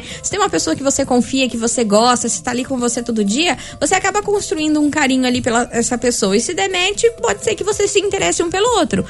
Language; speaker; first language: Portuguese; native; Portuguese